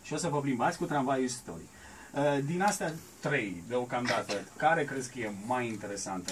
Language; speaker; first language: Romanian; native; Romanian